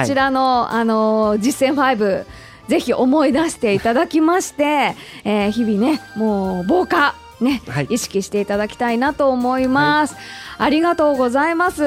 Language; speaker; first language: Japanese; native; Japanese